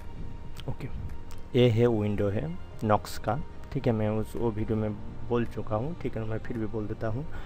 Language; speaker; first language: Hindi; non-native, local second language; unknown